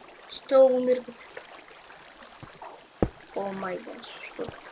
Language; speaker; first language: Bulgarian; native; Bulgarian